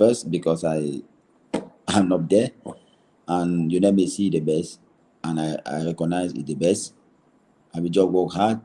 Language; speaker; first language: English; non-native, learner; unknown